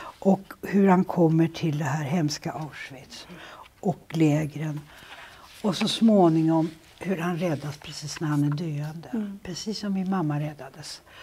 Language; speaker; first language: Swedish; native; Swedish